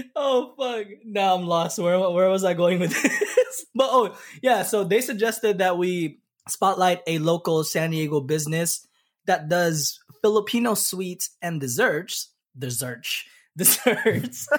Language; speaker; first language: English; early bilingual, other home language; Pampanga